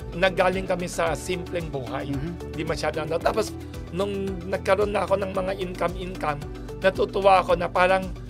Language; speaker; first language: Filipino; native; Filipino